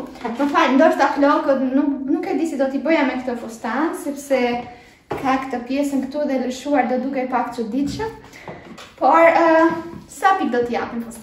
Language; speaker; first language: Albanian; early bilingual, heritage; Albanian